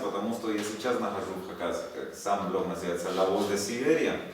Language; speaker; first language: Russian; non-native, learner; Spanish